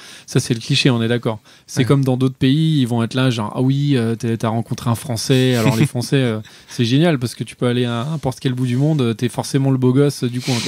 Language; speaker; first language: French; native; French